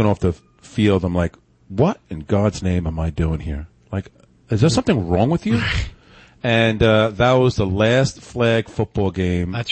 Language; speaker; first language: English; native; English